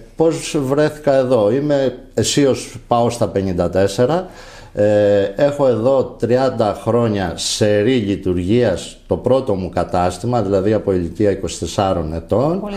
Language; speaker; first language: Greek; native; Greek